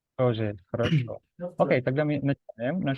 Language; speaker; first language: Russian; non-native, fluent; Indonesian